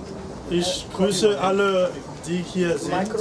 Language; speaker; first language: German; non-native, learner; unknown